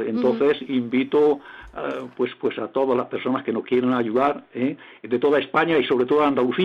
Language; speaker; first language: Spanish; native; Spanish